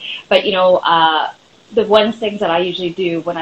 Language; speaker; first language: English; native; English